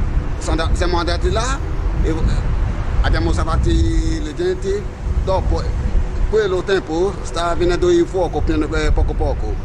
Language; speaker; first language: Italian; non-native, learner; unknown